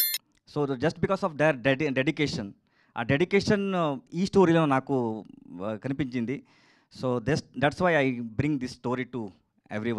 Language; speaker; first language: Telugu; non-native, learner; Kannada